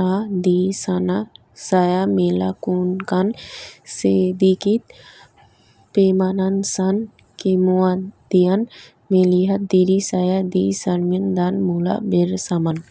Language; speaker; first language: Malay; non-native, learner; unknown